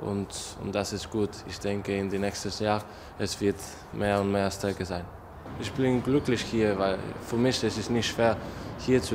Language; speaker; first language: German; non-native, learner; Spanish